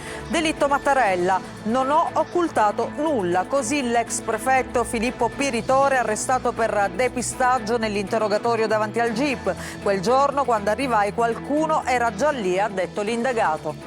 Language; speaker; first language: Italian; native; Italian